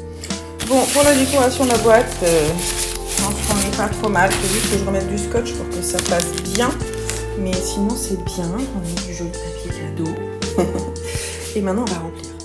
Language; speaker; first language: French; native; French